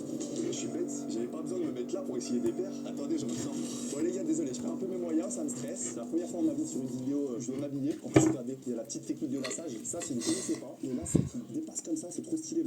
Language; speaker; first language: French; native; French